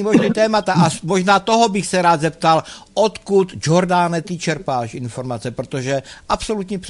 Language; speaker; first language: Czech; native; Czech